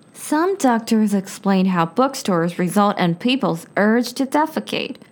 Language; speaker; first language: English; non-native, fluent; Chinese